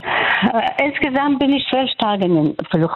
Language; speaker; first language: German; non-native, fluent; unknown